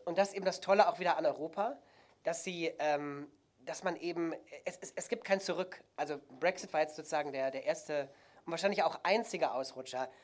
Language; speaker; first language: German; native; German